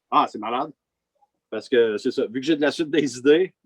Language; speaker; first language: French; native; French